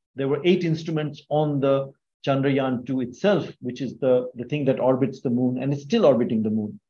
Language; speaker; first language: English; non-native, local second language; Bangla